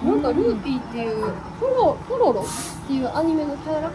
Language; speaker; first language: Japanese; native; Japanese